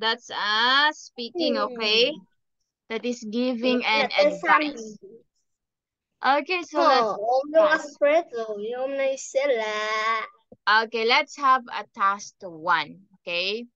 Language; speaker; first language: English; non-native, fluent; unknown